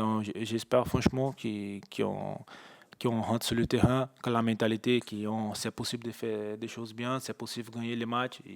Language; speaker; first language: French; non-native, fluent; Portuguese